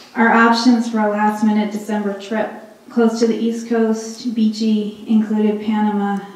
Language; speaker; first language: English; early bilingual, other home language; Hindi